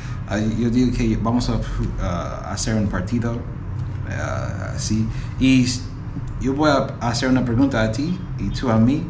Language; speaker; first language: Spanish; non-native, learner; English